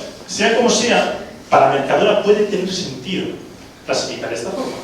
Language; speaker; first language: Spanish; native; Spanish